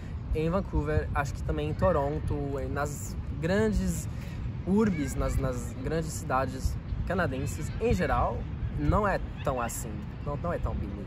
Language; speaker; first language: Portuguese; non-native, fluent; French